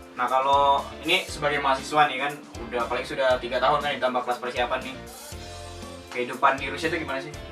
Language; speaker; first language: Indonesian; native; Indonesian